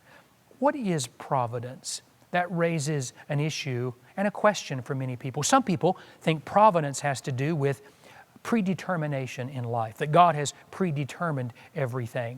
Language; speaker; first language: English; native; English